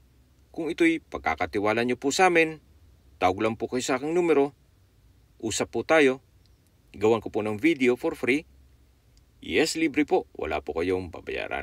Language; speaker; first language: Filipino; native; Filipino